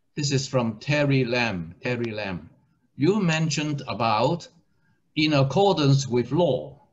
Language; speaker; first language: English; non-native, local second language; Chinese